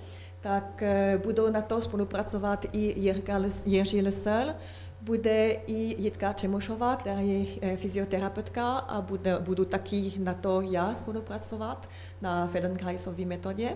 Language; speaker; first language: Czech; non-native, learner; French